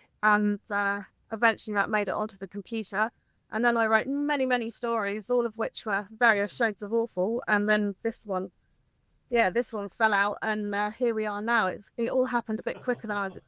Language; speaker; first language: English; native; English